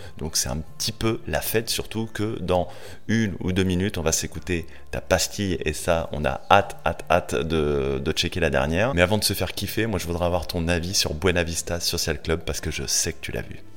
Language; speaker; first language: French; native; French